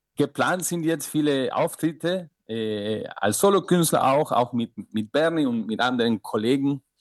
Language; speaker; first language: German; non-native, fluent; Spanish